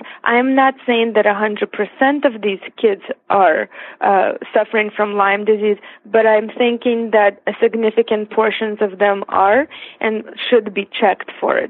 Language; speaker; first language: English; non-native, fluent; Russian